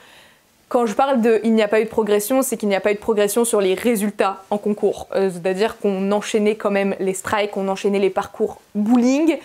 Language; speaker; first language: French; native; French